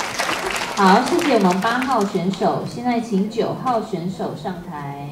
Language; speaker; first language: Chinese; native; Chinese